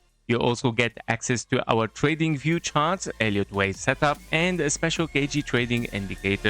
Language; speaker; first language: English; non-native, fluent; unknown